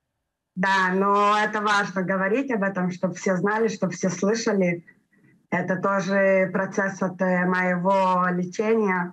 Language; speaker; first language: Russian; early bilingual, heritage; Russian